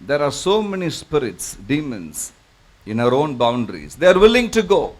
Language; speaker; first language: English; non-native, local second language; Tamil